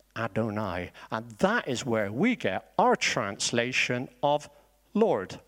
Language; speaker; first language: English; native; English